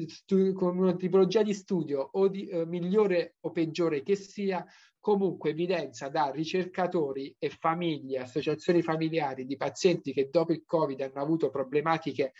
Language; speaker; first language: Italian; native; Italian